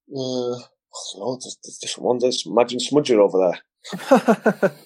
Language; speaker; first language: English; native; English